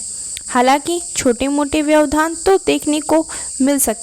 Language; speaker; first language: Hindi; native; Hindi